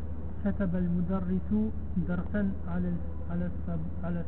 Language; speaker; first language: Arabic; non-native, learner; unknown